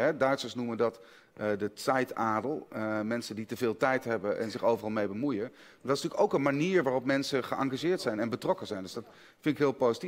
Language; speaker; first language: Dutch; native; Dutch